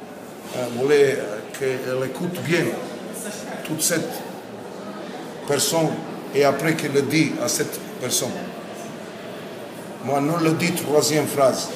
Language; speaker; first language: French; non-native, learner; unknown